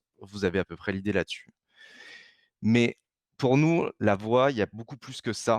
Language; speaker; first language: French; native; French